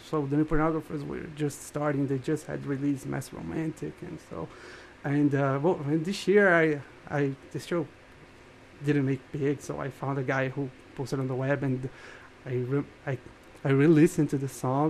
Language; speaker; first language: English; non-native, fluent; Portuguese